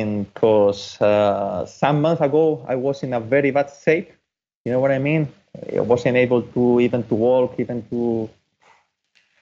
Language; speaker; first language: English; non-native, fluent; Spanish